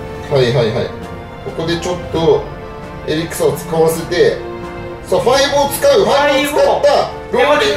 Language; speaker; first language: Japanese; native; Japanese